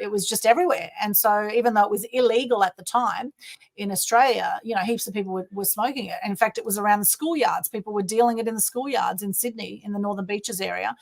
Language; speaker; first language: English; native; English